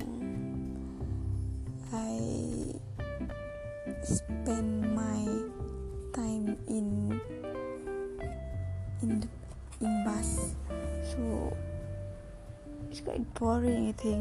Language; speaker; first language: English; non-native, local second language; Malay